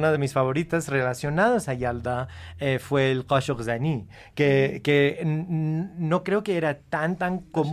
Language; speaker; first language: Spanish; non-native, fluent; English